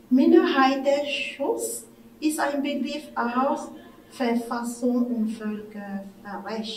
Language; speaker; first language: German; non-native, fluent; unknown